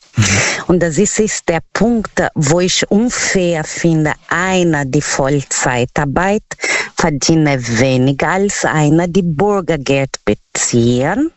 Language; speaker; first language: German; non-native, learner; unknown